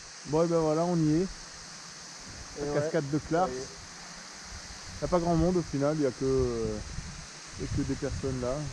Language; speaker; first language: French; native; French